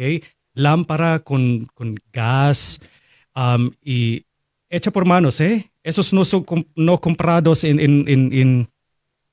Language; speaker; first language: Spanish; non-native, fluent; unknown